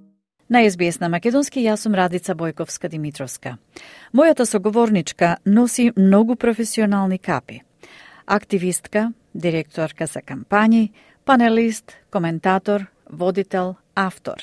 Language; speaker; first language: Macedonian; native; Macedonian